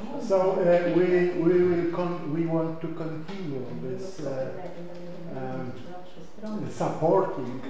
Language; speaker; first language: English; non-native, learner; Polish